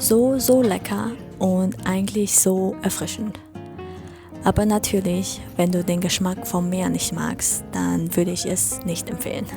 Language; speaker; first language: German; non-native, fluent; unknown